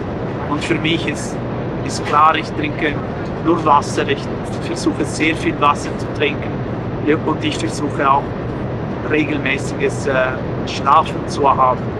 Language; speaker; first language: German; non-native, local second language; Italian